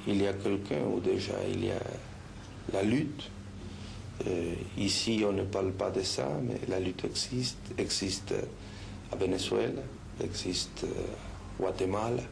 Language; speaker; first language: French; non-native, fluent; Spanish